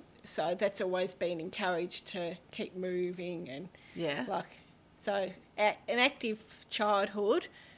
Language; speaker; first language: English; native; English